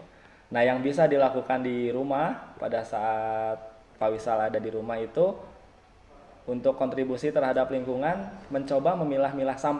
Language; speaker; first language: Indonesian; native; Indonesian